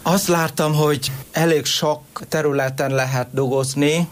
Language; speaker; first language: Hungarian; non-native, learner; Vietnamese